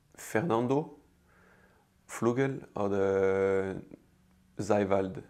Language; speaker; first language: German; non-native, learner; French